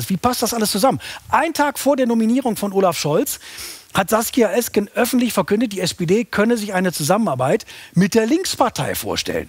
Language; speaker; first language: German; native; German